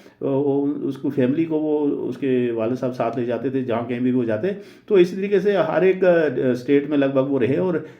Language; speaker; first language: Urdu; native; Urdu